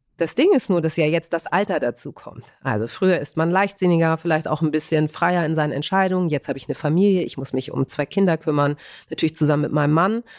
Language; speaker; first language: German; early bilingual, other home language; Greek